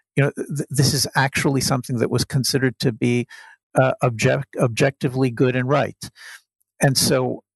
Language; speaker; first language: English; native; English